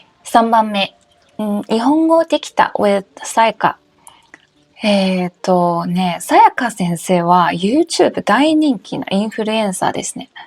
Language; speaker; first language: Japanese; non-native, fluent; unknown